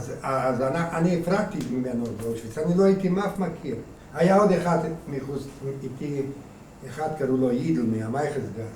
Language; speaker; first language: Hebrew; non-native, fluent; Hungarian